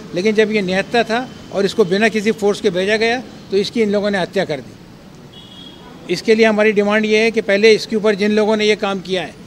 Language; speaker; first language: Hindi; native; Hindi